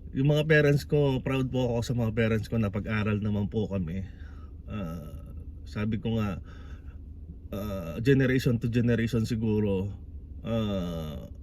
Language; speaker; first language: Filipino; native; Filipino